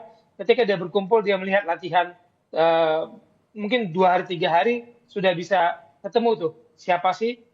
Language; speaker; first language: Indonesian; native; Indonesian